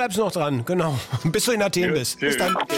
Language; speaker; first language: German; native; German